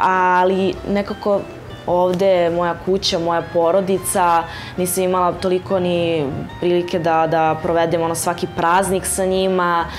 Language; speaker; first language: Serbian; early bilingual, heritage; Serbian